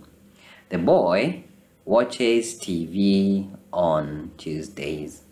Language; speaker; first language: English; non-native, fluent; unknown